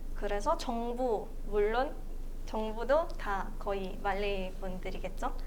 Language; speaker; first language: Korean; non-native, fluent; Malay